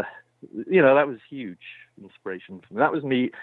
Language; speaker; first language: English; native; English